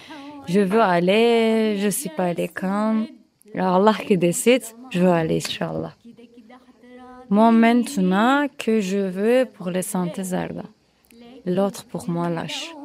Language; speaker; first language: French; non-native, learner; Turkish